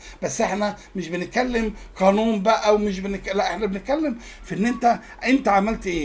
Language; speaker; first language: Arabic; native; Arabic